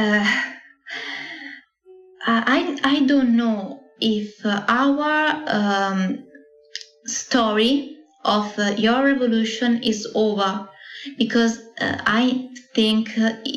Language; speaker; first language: English; non-native, learner; Italian